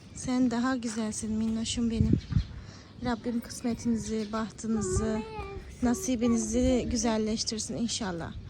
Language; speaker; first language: Turkish; native; Turkish